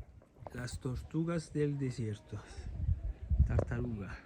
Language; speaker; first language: Spanish; non-native, fluent; Italian